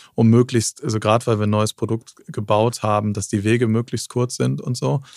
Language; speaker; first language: German; native; German